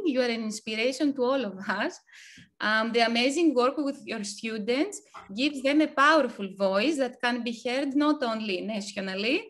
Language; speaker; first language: English; non-native, fluent; Ukrainian